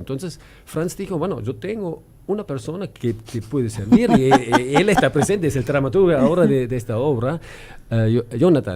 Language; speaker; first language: Spanish; non-native, fluent; German